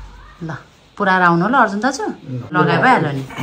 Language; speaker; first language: Nepali; native; Nepali